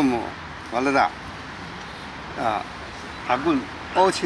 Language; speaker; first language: Russian; non-native, learner; Chinese